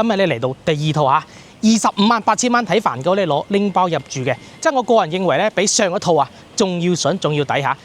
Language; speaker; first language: Cantonese; native; Cantonese